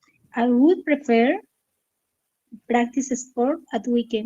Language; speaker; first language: English; non-native, learner; Spanish